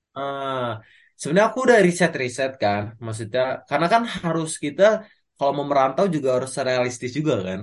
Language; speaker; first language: Indonesian; native; Indonesian